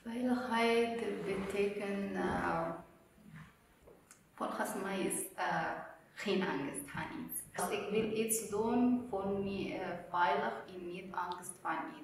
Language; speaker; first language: Dutch; non-native, learner; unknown